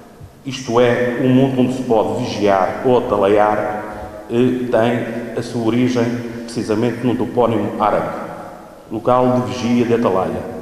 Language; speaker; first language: Portuguese; native; Portuguese